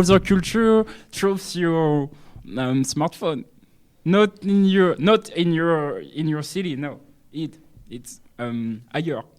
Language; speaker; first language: English; non-native, learner; French